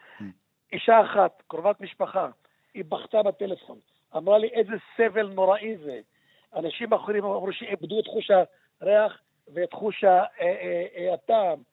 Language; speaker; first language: Hebrew; non-native, local second language; Arabic